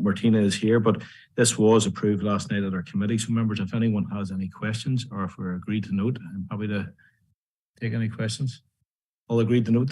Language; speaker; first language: English; native; English